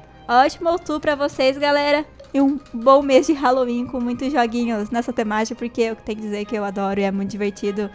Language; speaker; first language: Portuguese; native; Portuguese